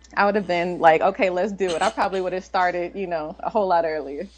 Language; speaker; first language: English; native; English